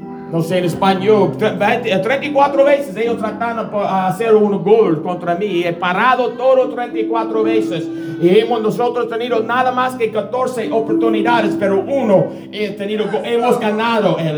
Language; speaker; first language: Spanish; non-native, learner; English